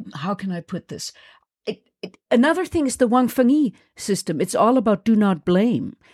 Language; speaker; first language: English; non-native, fluent; German